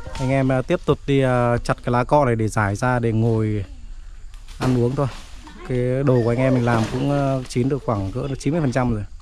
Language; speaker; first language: Vietnamese; native; Vietnamese